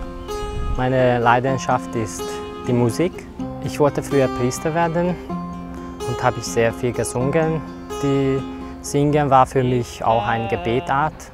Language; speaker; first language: German; non-native, fluent; Hungarian